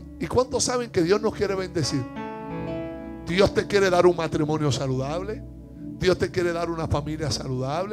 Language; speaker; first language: Spanish; native; Spanish